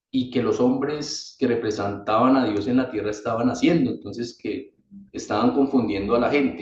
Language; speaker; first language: Spanish; native; Spanish